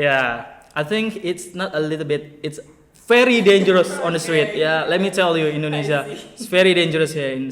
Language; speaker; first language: English; non-native, learner; Indonesian